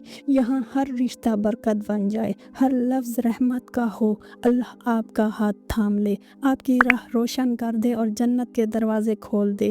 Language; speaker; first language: Hindi; native; Hindi